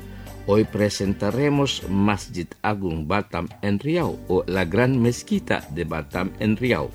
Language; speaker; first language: Spanish; non-native, fluent; Indonesian